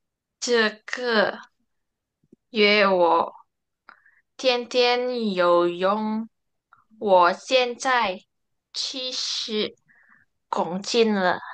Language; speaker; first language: Chinese; non-native, learner; Indonesian